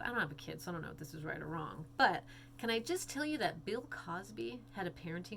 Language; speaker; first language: English; native; English